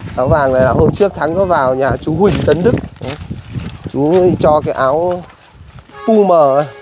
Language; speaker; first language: Vietnamese; native; Vietnamese